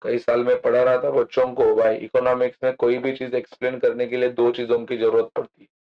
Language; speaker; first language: Hindi; non-native, local second language; Marathi